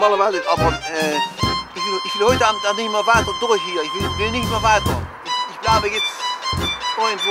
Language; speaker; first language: German; native; German